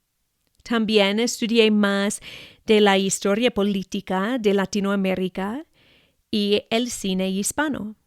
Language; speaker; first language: Spanish; non-native, fluent; English